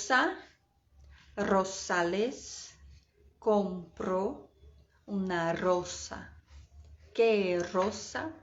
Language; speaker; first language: Spanish; non-native, fluent; Portuguese